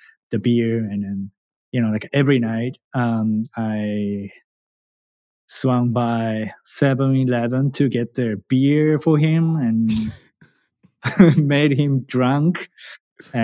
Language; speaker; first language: English; non-native, learner; Japanese